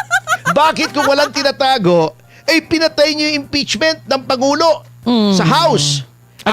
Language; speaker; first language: Filipino; native; Filipino